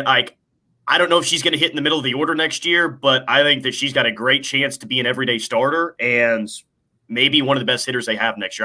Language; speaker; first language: English; native; English